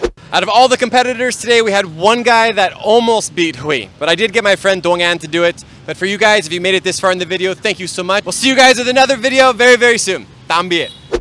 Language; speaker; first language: English; native; English